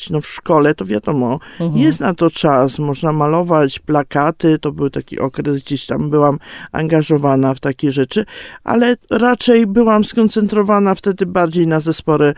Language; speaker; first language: Polish; native; Polish